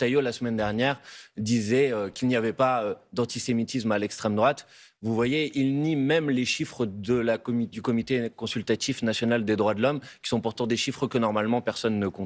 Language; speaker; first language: French; native; French